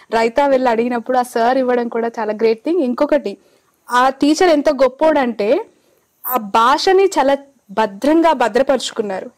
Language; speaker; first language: Telugu; native; Telugu